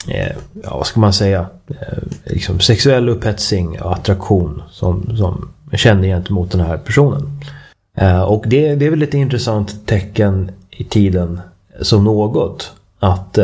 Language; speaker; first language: Swedish; native; Swedish